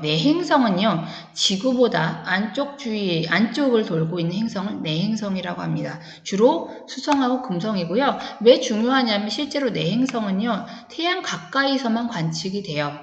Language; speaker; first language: Korean; native; Korean